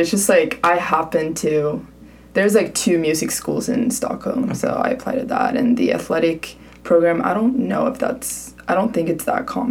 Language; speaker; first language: English; non-native, fluent; Swedish